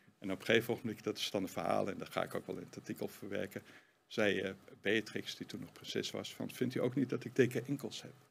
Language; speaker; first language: Dutch; native; Dutch